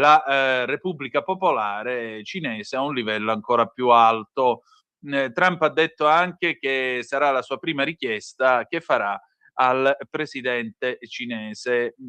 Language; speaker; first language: Italian; native; Italian